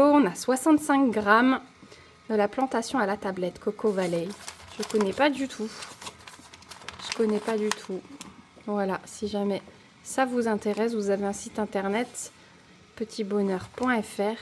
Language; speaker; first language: French; native; French